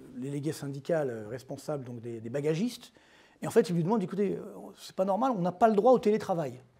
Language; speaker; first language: French; native; French